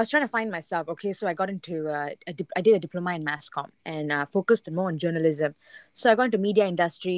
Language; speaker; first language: English; non-native, local second language; Tamil